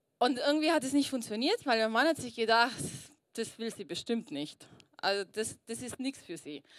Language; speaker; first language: German; early bilingual, other home language; Italian